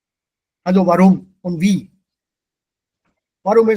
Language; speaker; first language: German; non-native, fluent; Hindi